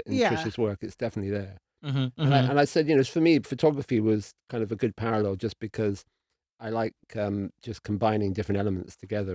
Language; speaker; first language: English; native; English